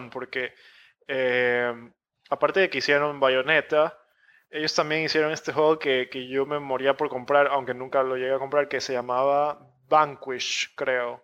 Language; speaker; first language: Spanish; native; Spanish